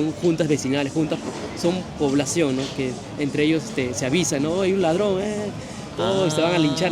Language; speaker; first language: Spanish; native; Spanish